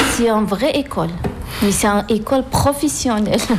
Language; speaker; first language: French; non-native, learner; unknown